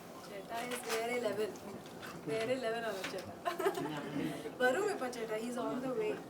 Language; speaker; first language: Malayalam; early bilingual, heritage; Malayalam